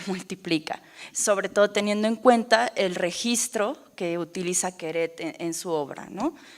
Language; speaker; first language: Spanish; native; Spanish